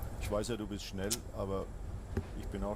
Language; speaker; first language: German; native; German